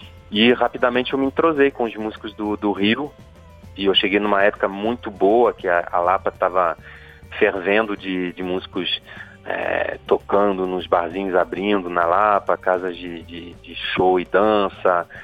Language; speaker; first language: Portuguese; non-native, fluent; French